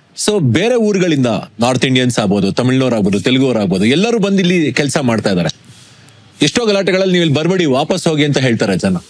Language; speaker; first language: Kannada; native; Kannada